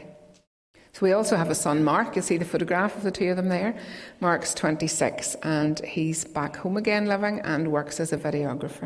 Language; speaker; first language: English; native; English